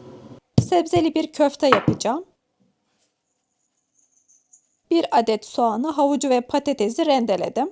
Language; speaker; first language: Turkish; native; Turkish